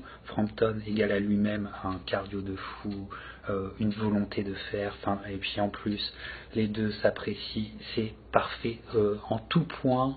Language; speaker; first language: French; native; French